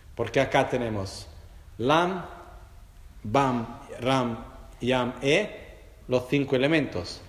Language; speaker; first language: Spanish; non-native, fluent; Portuguese